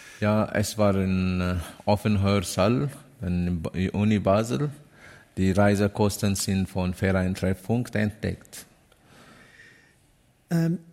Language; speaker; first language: German; non-native, learner; Amharic